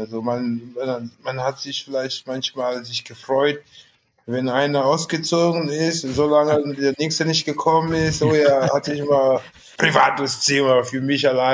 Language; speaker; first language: German; non-native, fluent; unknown